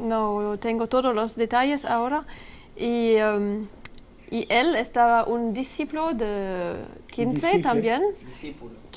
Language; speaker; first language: Spanish; non-native, learner; French